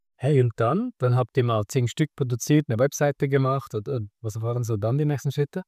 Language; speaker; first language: German; native; German